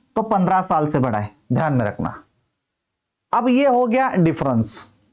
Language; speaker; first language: Hindi; non-native, local second language; Marathi